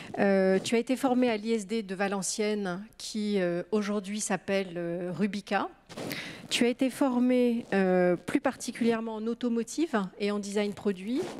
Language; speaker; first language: French; native; French